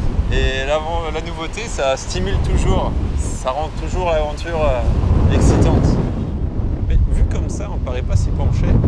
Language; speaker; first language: French; native; French